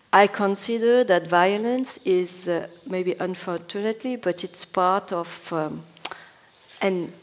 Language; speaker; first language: English; non-native, fluent; Italian